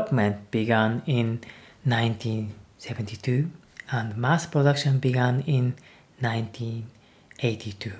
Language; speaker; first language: English; non-native, learner; Japanese